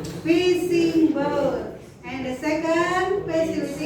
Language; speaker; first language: English; non-native, fluent; Indonesian